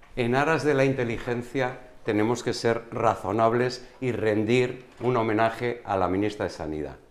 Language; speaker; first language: Spanish; native; Spanish